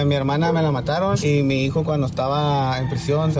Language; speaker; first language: Spanish; native; Spanish